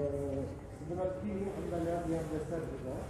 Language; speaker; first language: Indonesian; non-native, learner; Turkish